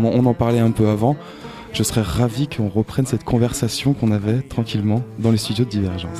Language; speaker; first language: French; native; French